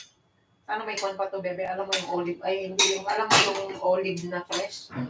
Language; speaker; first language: Filipino; native; Filipino